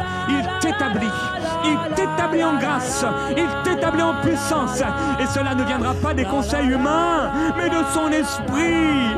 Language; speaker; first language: French; native; French